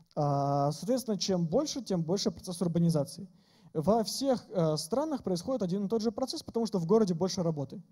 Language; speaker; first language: Russian; native; Russian